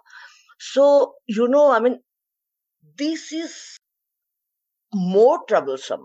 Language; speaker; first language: English; non-native, local second language; Bangla